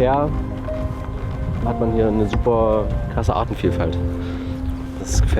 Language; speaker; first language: German; native; German